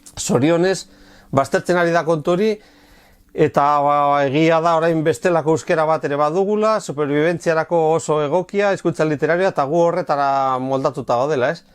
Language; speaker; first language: Basque; non-native, local second language; Spanish